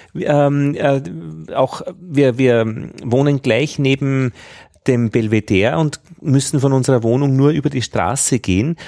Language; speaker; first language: German; native; German